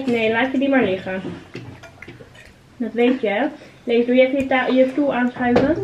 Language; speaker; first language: Dutch; native; Dutch